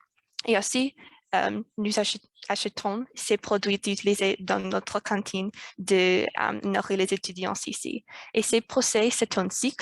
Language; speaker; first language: French; non-native, learner; English